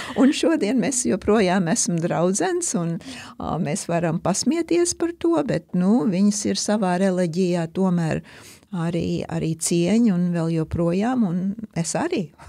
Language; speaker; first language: Latvian; early bilingual, heritage; Latvian